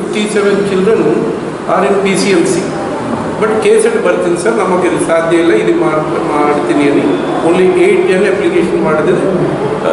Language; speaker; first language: Kannada; non-native, local second language; Telugu